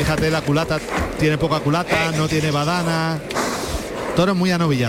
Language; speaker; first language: Spanish; native; Spanish